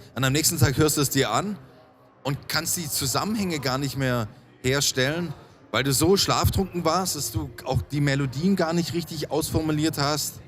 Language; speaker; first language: German; native; German